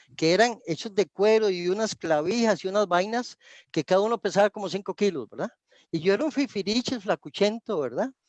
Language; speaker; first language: Spanish; native; Spanish